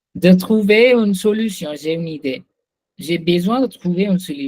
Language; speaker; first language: French; non-native, fluent; Hindi